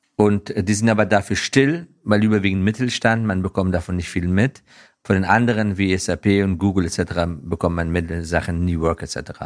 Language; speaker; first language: German; non-native, fluent; Persian